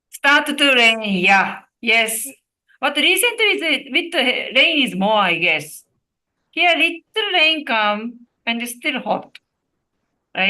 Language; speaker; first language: English; non-native, learner; Japanese